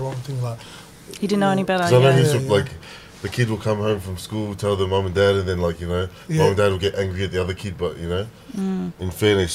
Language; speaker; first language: English; native; English